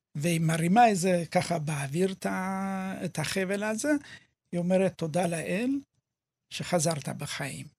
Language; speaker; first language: Hebrew; early bilingual, other home language; Amharic